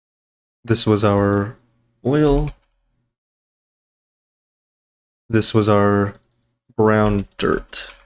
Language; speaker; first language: English; native; English